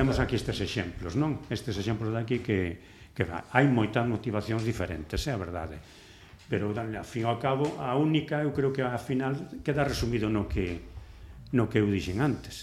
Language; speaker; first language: Galician; non-native, local second language; Spanish